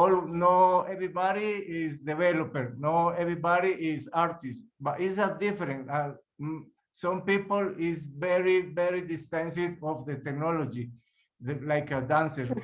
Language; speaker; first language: English; non-native, learner; Spanish